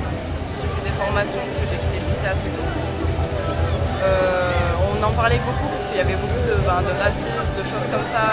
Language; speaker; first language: French; native; French